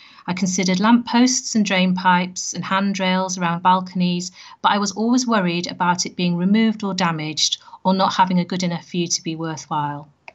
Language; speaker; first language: English; native; English